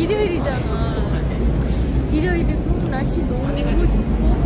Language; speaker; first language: Korean; non-native, fluent; Turkish